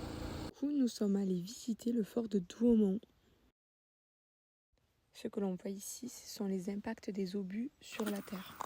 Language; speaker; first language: French; native; French